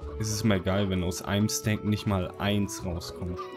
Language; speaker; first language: German; native; German